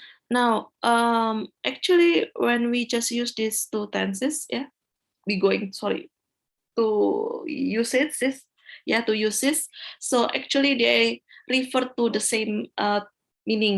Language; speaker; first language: English; non-native, fluent; Indonesian